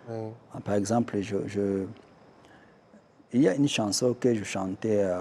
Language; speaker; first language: French; non-native, local second language; Kinyarwanda